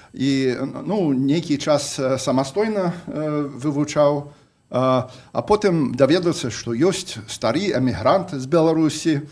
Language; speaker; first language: Belarusian; non-native, fluent; English